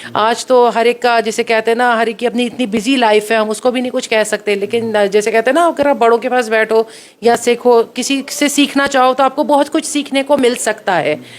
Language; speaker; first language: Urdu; native; Urdu